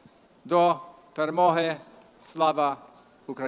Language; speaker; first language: Ukrainian; early bilingual, heritage; English